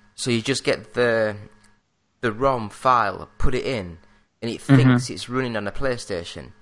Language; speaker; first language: English; native; English